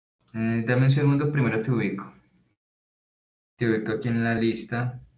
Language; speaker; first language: Spanish; native; Spanish